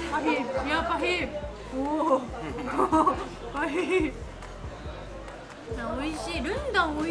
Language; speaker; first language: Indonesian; non-native, learner; Japanese